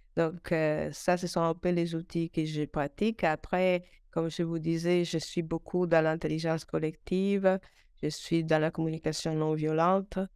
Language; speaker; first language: French; non-native, fluent; Italian